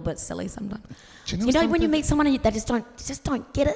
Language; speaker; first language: English; native; English